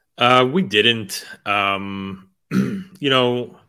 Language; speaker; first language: English; native; English